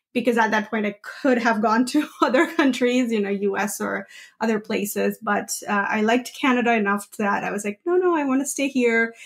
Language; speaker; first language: English; non-native, local second language; Gujarati